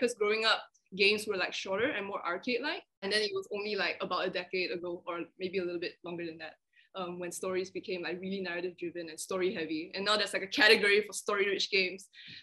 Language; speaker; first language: English; non-native, local second language; Chinese